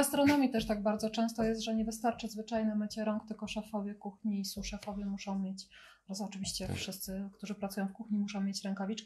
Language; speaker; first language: Polish; native; Polish